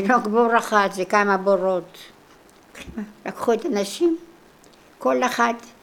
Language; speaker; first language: Hebrew; non-native, local second language; Polish